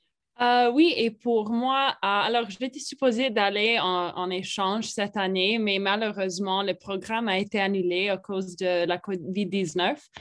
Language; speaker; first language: French; non-native, fluent; English